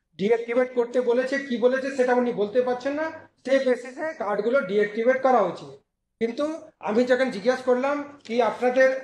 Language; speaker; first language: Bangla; native; Bangla